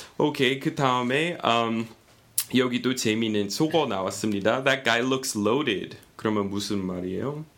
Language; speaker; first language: Korean; non-native, fluent; English